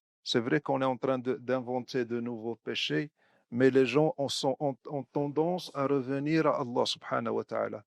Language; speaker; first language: French; non-native, local second language; Arabic